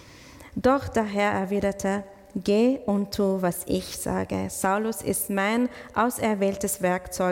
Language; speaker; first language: German; non-native, fluent; English